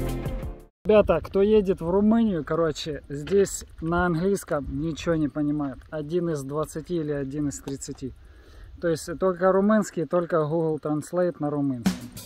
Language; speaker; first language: Russian; native; Russian